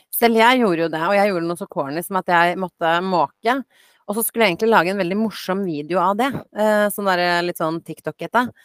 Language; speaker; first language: Norwegian; early bilingual, other home language; Bosnian